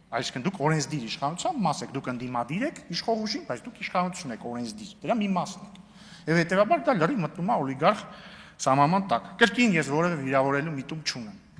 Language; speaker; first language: Armenian; native; Armenian